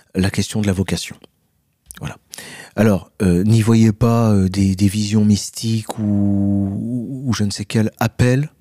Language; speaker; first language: French; native; French